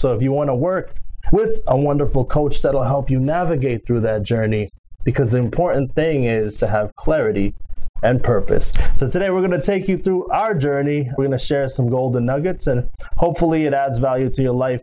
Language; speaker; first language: English; non-native, local second language; Filipino